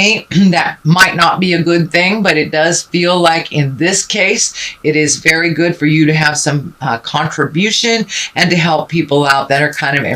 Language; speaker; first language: English; native; English